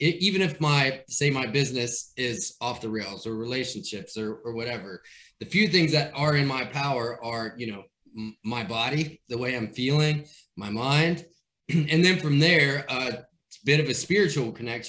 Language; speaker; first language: English; native; English